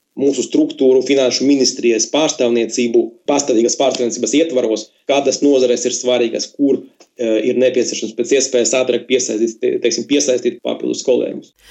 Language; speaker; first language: Latvian; non-native, local second language; Russian